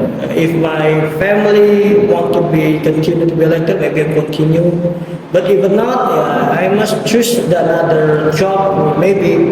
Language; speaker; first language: English; non-native, learner; Indonesian